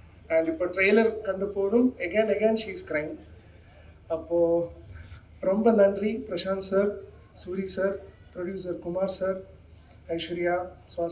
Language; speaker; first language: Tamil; non-native, learner; Malayalam